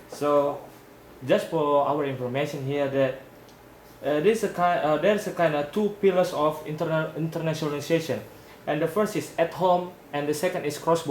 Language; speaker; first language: English; non-native, learner; Indonesian